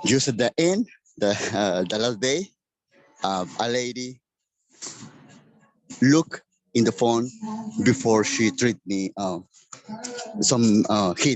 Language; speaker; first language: English; non-native, learner; Spanish